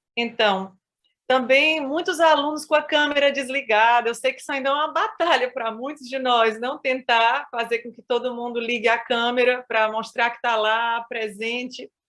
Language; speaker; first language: Portuguese; native; Portuguese